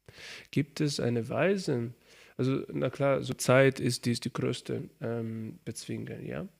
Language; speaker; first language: German; non-native, learner; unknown